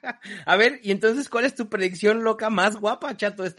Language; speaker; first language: Spanish; native; Spanish